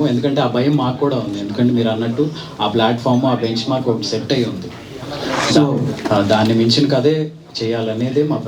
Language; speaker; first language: Telugu; native; Telugu